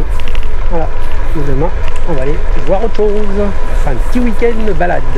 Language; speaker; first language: French; native; French